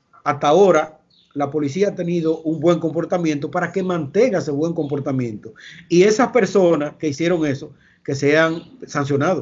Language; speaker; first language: Spanish; native; Spanish